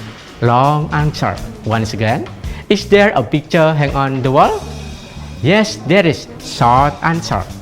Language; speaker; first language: English; non-native, fluent; Indonesian